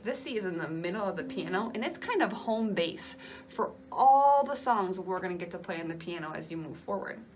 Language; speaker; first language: English; native; English